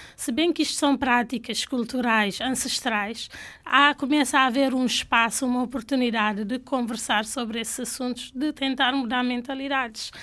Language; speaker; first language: Portuguese; non-native, local second language; Fula